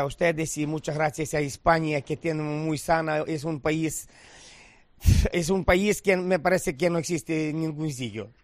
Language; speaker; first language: Spanish; non-native, learner; Ukrainian